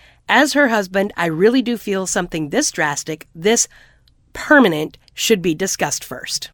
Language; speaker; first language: English; native; English